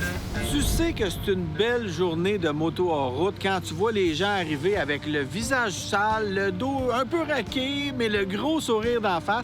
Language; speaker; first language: French; native; French